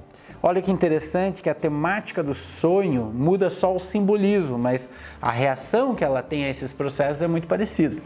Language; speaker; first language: Portuguese; native; Portuguese